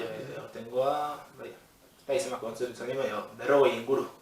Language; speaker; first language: Basque; native; Basque